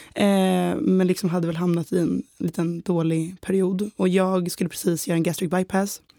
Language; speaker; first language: Swedish; native; Swedish